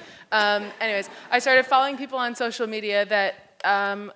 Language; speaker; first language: English; native; English